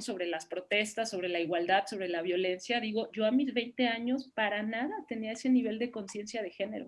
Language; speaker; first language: Spanish; native; Spanish